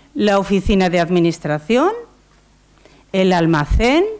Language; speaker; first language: Spanish; non-native, local second language; Galician